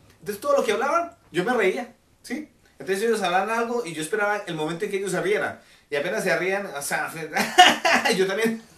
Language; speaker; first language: Spanish; native; Spanish